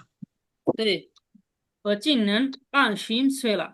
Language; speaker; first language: Chinese; non-native, learner; English